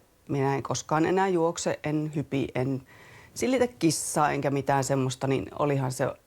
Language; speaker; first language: Finnish; native; Finnish